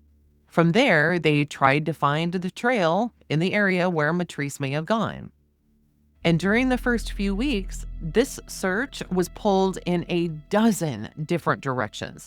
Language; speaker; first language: English; native; English